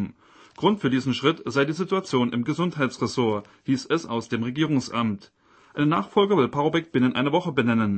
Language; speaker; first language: German; native; German